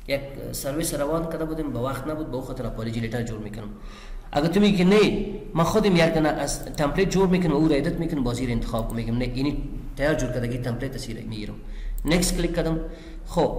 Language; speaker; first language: Persian; non-native, local second language; Pashto